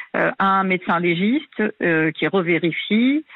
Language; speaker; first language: French; native; French